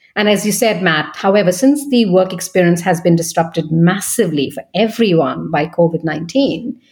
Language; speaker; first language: English; non-native, local second language; Bangla